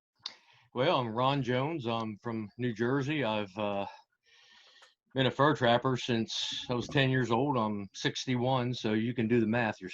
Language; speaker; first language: English; native; English